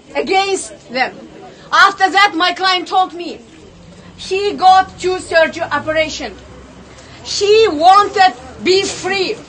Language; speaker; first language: English; non-native, learner; Russian